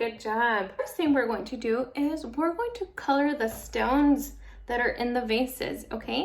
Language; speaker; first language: English; native; English